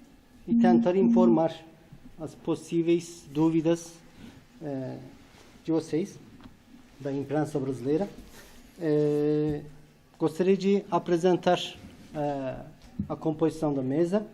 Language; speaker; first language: Portuguese; non-native, fluent; Turkish